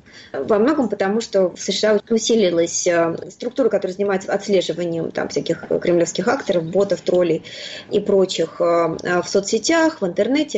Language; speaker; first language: Russian; native; Russian